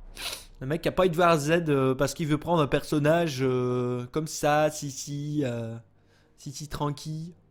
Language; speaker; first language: French; native; French